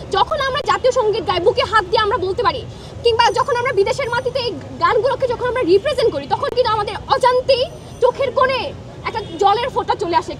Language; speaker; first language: Bangla; non-native, local second language; Chakma